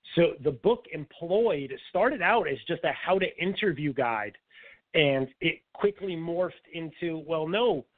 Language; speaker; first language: English; native; English